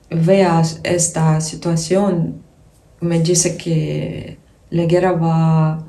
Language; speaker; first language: Spanish; non-native, fluent; Ukrainian